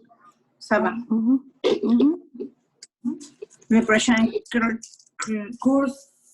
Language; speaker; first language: French; non-native, learner; Spanish